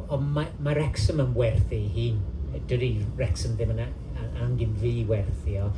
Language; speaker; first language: Welsh; non-native, local second language; English